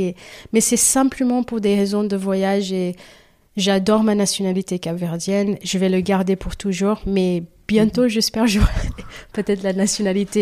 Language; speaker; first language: French; non-native, fluent; Kabuverdianu